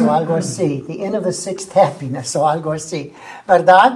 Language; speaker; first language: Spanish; non-native, fluent; English